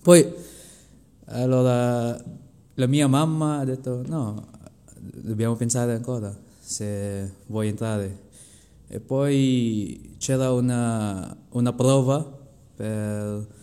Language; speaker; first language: Italian; non-native, fluent; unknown